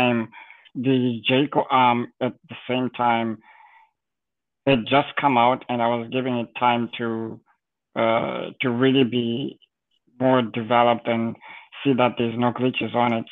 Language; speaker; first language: English; non-native, local second language; Shona